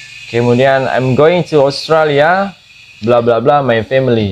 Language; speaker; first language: English; non-native, fluent; Indonesian